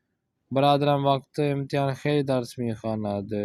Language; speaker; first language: Persian; non-native, fluent; Urdu